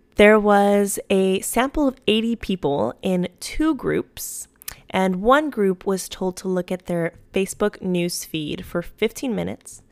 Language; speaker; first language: English; early bilingual, other home language; Spanish